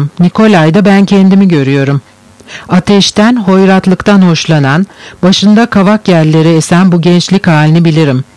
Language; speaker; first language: Turkish; native; Turkish